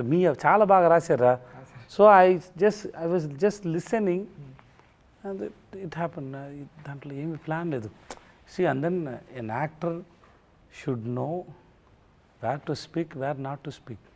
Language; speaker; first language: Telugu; non-native, learner; Tamil